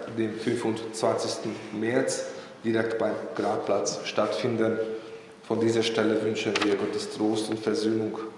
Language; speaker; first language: German; non-native, fluent; Hungarian